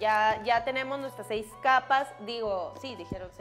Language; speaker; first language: Spanish; native; Spanish